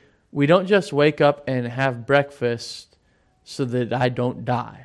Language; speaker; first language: English; native; English